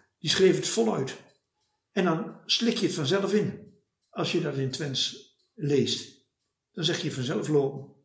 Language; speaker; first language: Dutch; native; Dutch